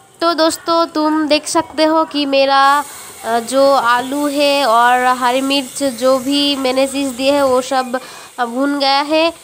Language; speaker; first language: Hindi; non-native, local second language; Bangla